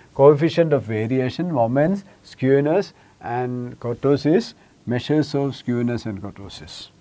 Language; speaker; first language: English; non-native, local second language; Malayalam